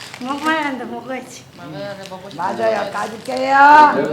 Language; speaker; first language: Korean; non-native, fluent; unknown